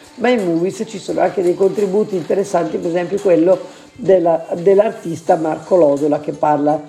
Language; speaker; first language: Italian; native; Italian